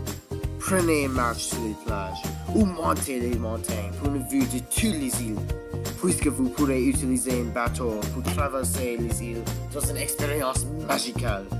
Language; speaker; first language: French; non-native, learner; English